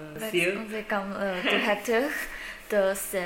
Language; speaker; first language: French; non-native, learner; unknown